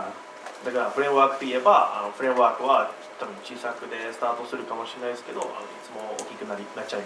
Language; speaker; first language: Japanese; non-native, learner; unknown